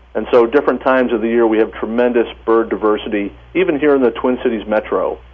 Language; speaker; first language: English; native; English